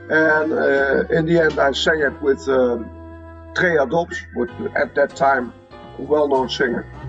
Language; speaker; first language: English; non-native, fluent; Dutch